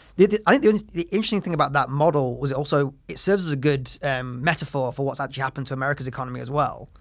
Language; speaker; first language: English; native; English